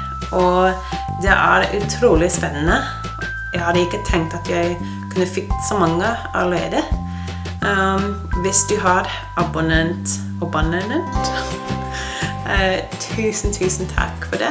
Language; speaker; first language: Norwegian; non-native, learner; English